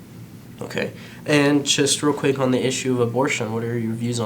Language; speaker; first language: English; native; English